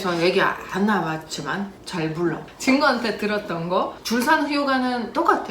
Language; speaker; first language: Korean; non-native, fluent; Russian